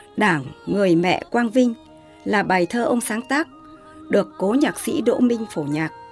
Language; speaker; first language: Vietnamese; non-native, local second language; Tày